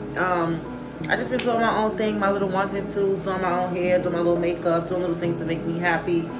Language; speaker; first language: English; native; English